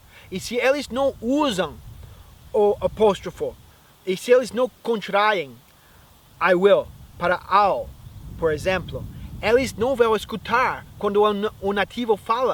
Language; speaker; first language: Portuguese; non-native, fluent; English